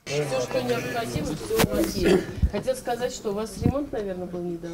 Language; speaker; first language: Russian; native; Russian